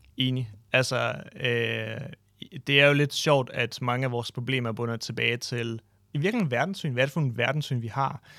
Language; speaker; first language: Danish; non-native, fluent; Ukrainian